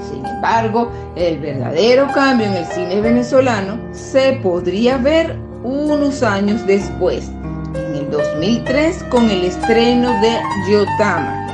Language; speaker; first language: Spanish; native; Spanish